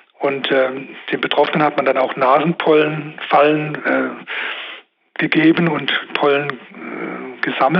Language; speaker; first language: German; native; German